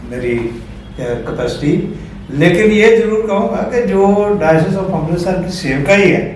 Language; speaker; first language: Hindi; non-native, local second language; Punjabi